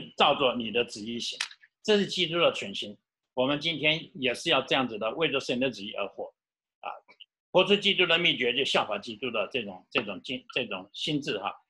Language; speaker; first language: Chinese; native; Chinese